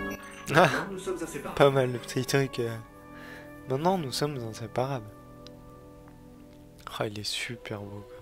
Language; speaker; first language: French; native; French